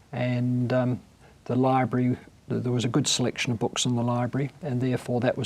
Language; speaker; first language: English; native; English